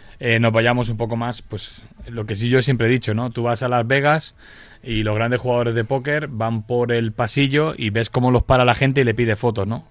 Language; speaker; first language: Spanish; native; Spanish